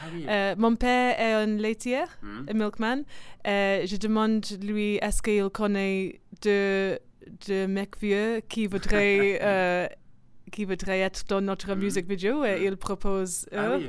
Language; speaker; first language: French; non-native, learner; English